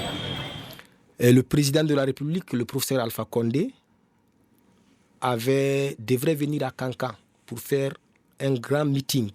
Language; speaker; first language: French; non-native, local second language; Mandingo